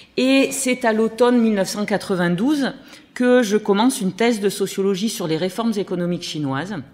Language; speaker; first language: French; native; French